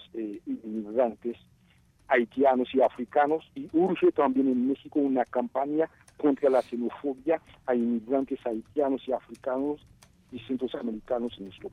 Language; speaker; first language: Spanish; non-native, fluent; Haitian Creole